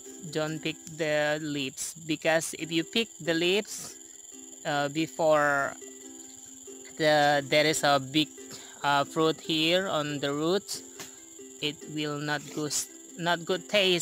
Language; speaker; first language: English; non-native, learner; Indonesian